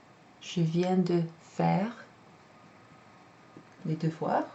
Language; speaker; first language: French; non-native, fluent; English